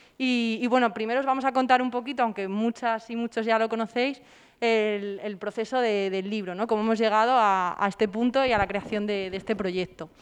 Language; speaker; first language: Spanish; native; Spanish